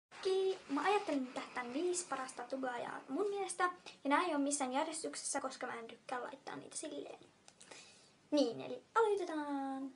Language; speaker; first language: Finnish; native; Finnish